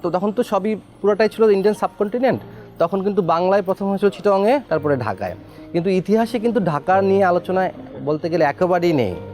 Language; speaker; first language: Bangla; native; Bangla